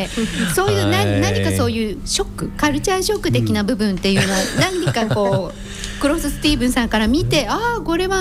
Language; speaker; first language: Japanese; native; Japanese